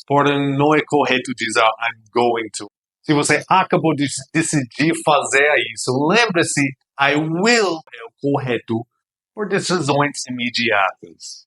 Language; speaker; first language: Portuguese; non-native, fluent; English